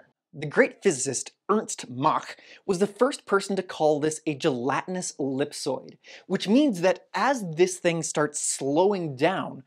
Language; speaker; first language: English; native; English